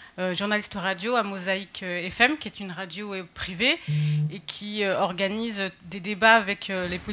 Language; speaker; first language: French; native; French